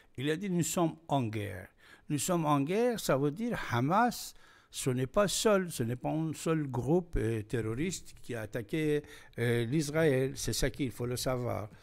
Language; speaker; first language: French; non-native, fluent; Persian